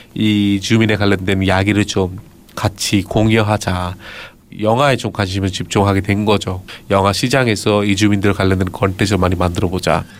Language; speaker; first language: Korean; non-native, fluent; Bangla